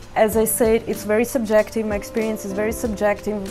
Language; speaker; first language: English; non-native, fluent; Ukrainian